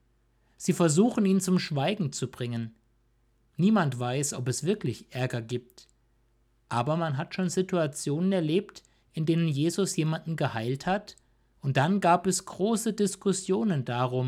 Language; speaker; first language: German; native; German